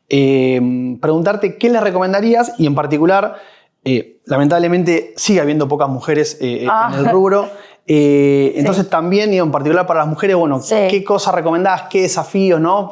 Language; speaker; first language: Spanish; native; Spanish